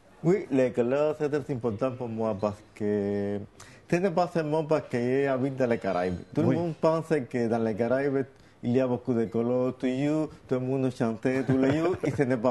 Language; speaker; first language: French; non-native, learner; Spanish